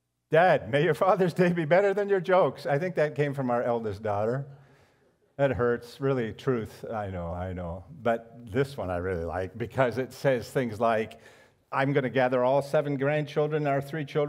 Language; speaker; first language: English; native; English